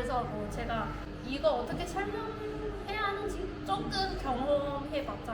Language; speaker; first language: Korean; non-native, fluent; Vietnamese